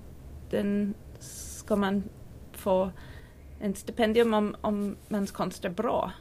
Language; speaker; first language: Swedish; non-native, learner; English